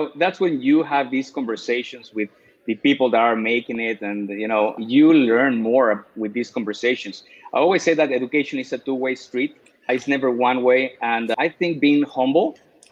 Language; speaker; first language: English; non-native, fluent; Spanish